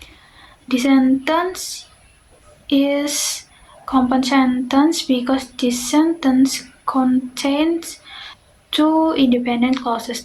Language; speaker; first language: English; non-native, learner; Indonesian